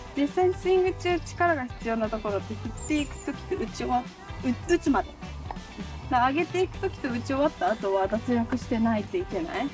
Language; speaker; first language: Japanese; native; Japanese